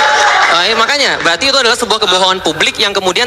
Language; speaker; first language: Indonesian; native; Indonesian